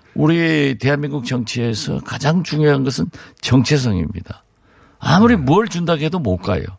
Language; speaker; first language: Korean; native; Korean